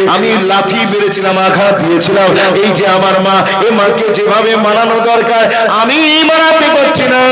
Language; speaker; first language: Bangla; native; Bangla